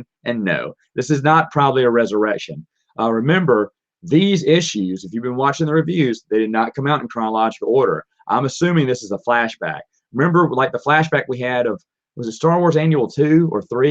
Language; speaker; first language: English; native; English